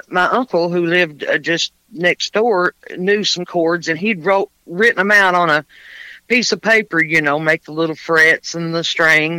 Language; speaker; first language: English; native; English